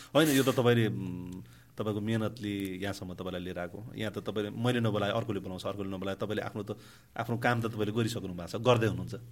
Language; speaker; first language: Nepali; native; Nepali